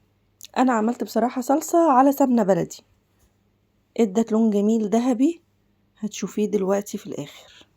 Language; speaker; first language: Arabic; native; Arabic